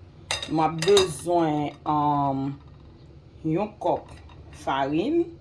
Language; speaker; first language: French; non-native, local second language; Haitian Creole